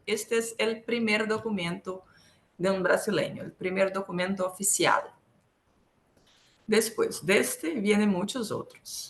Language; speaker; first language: Spanish; non-native, local second language; Portuguese